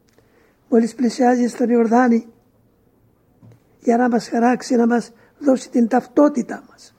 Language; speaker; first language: Greek; native; Greek